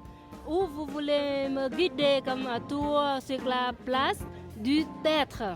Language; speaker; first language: French; non-native, learner; Vietnamese